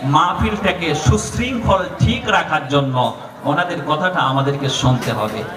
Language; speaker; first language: Bangla; non-native, local second language; Assamese